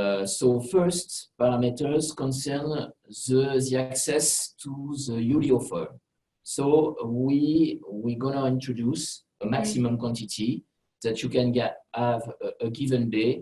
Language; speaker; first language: English; non-native, fluent; French